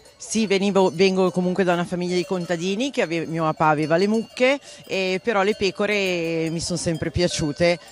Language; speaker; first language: Italian; native; Italian